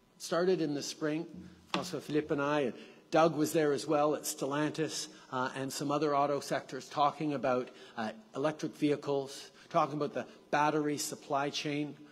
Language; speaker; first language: English; native; English